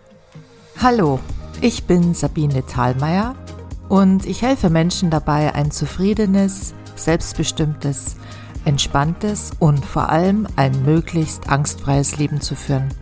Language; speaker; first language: German; native; German